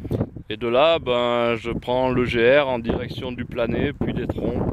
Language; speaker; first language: French; native; French